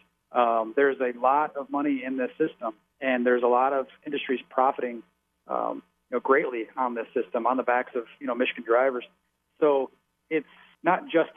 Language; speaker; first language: English; native; English